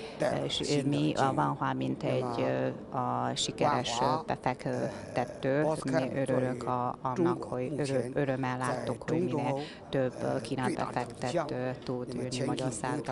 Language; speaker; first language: Hungarian; non-native, learner; Chinese